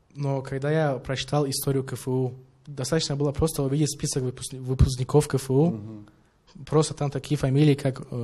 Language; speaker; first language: Russian; non-native, local second language; Tajik